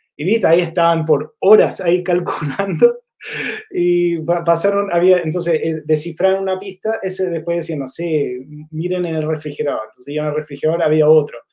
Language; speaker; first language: Spanish; non-native, fluent; English